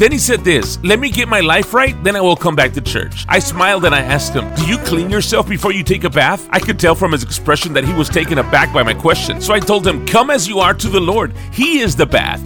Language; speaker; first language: English; early bilingual, other home language; Spanish